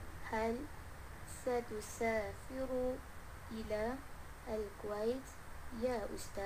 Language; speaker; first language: Arabic; non-native, learner; Malay